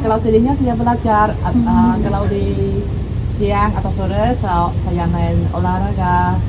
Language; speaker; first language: Indonesian; non-native, learner; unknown